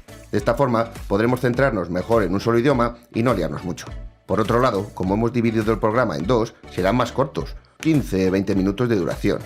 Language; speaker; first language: Spanish; native; Spanish